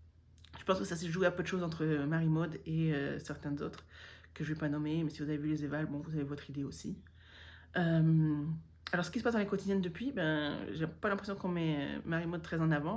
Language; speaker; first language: French; native; French